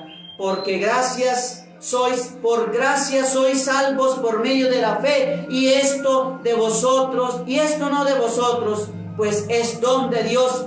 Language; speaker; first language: Spanish; native; Spanish